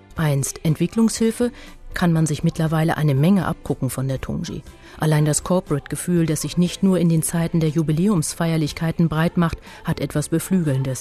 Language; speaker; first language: German; native; German